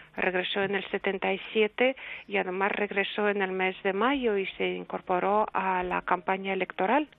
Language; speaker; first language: Spanish; early bilingual, other home language; Russian